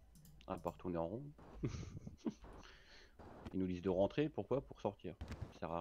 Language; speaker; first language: French; native; French